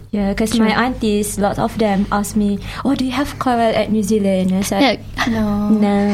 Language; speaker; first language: English; non-native, local second language; Malay